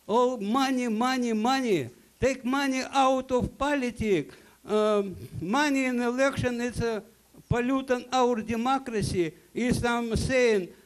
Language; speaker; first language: English; non-native, learner; Russian